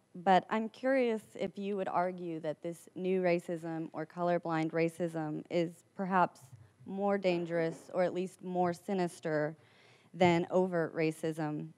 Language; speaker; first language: English; native; English